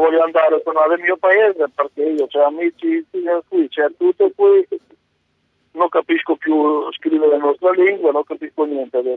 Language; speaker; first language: Italian; non-native, learner; Macedonian